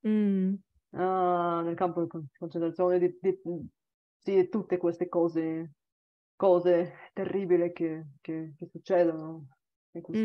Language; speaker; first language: Italian; non-native, learner; Bulgarian